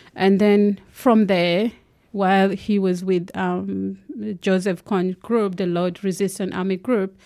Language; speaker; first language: English; non-native, local second language; Acoli